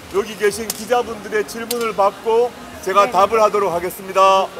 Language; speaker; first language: Korean; native; Korean